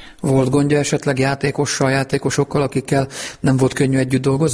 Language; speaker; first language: Hungarian; native; Hungarian